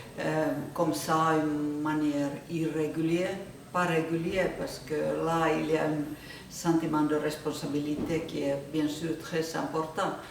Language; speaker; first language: French; non-native, fluent; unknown